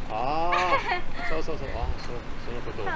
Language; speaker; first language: Japanese; non-native, learner; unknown